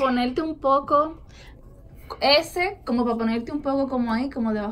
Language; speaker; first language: Spanish; early bilingual, heritage; Spanish